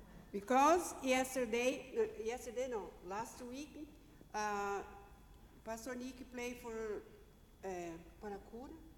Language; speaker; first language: English; non-native, learner; Portuguese